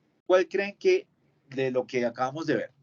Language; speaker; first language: Spanish; native; Spanish